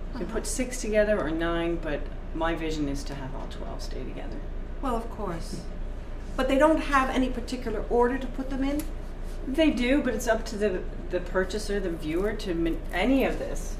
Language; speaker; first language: English; native; English